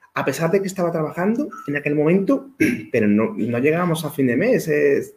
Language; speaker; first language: Spanish; native; Spanish